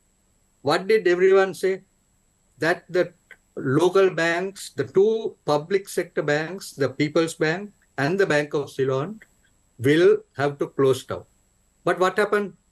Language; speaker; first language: English; non-native, local second language; Sinhala